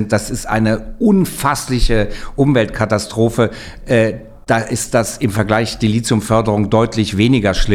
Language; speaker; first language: German; native; German